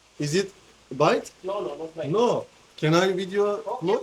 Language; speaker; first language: English; non-native, learner; Turkish